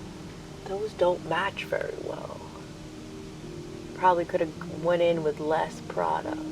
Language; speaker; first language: English; native; English